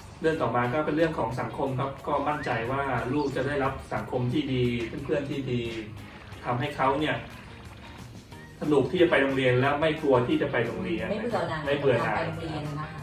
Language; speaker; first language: Thai; native; Thai